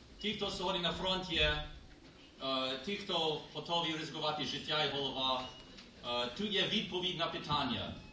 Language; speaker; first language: Ukrainian; non-native, learner; Polish